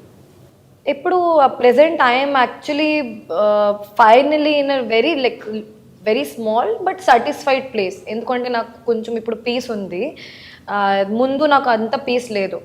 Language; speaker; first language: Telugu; non-native, learner; Hindi